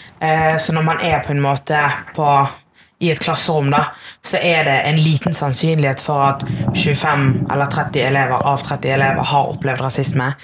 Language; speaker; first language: Norwegian; early bilingual, other home language; Tamil